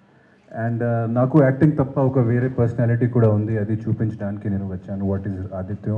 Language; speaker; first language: Telugu; non-native, local second language; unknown